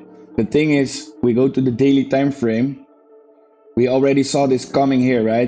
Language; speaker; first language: English; non-native, fluent; Dutch